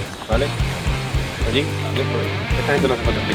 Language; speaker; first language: Spanish; native; Spanish